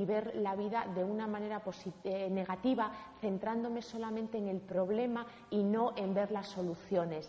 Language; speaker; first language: Spanish; native; Spanish